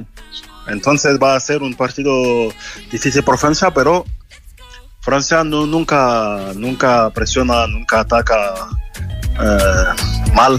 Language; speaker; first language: Spanish; non-native, fluent; French